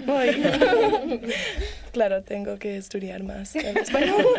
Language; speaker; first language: Spanish; non-native, learner; English